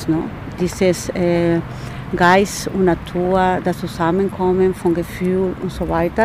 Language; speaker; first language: German; non-native, fluent; Spanish